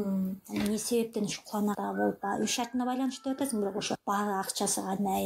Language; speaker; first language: Kyrgyz; native; Kyrgyz